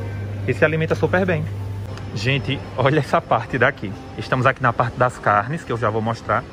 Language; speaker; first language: Portuguese; native; Portuguese